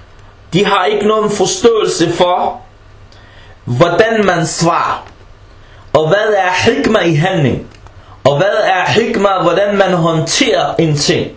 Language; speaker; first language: Danish; early bilingual, other home language; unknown